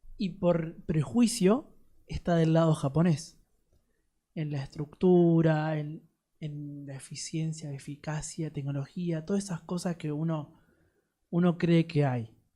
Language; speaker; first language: Spanish; native; Spanish